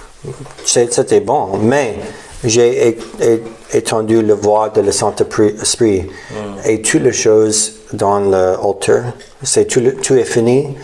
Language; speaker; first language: French; non-native, learner; English